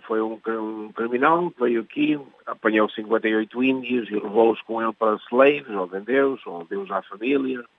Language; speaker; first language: Portuguese; native; Portuguese